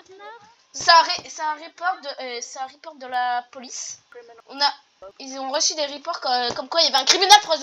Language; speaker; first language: French; native; French